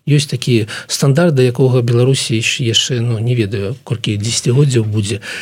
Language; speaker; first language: Belarusian; non-native, local second language; Russian